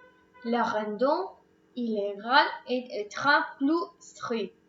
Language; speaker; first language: French; non-native, learner; Spanish